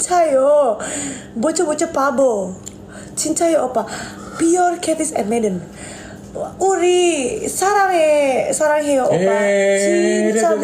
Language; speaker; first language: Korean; non-native, learner; Indonesian